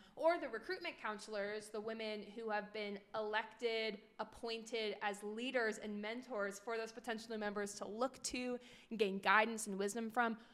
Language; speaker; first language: English; native; English